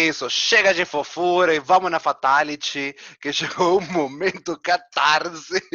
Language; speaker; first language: Portuguese; non-native, fluent; Spanish